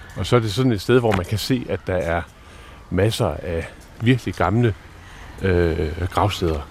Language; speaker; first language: Danish; native; Danish